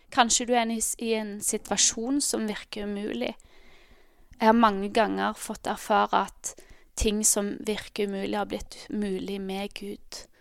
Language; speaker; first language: Norwegian; native; Norwegian